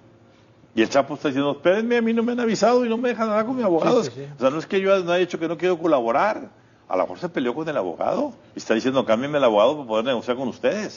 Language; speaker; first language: Spanish; native; Spanish